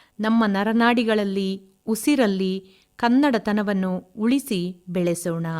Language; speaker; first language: Kannada; native; Kannada